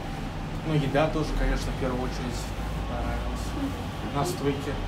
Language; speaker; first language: Russian; native; Russian